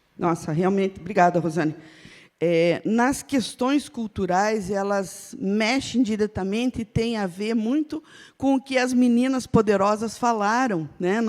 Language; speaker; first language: Portuguese; non-native, local second language; Ukrainian